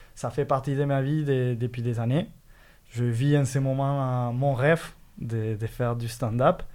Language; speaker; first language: French; non-native, fluent; Spanish